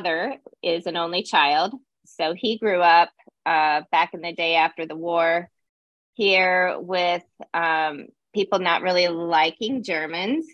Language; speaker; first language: English; native; English